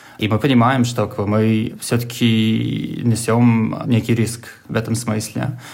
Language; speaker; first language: Russian; non-native, fluent; English